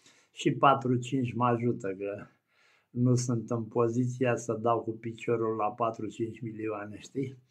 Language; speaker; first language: Romanian; native; Romanian